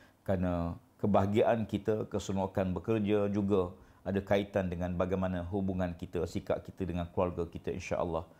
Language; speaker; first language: Malay; native; Malay